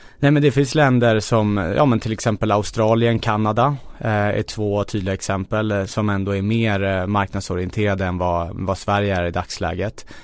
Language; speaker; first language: Swedish; native; Swedish